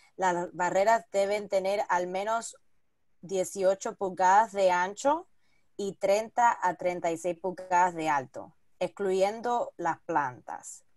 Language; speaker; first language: Spanish; early bilingual, heritage; Spanish